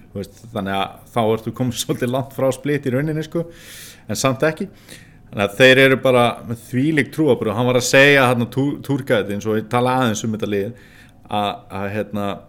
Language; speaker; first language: Icelandic; native; Icelandic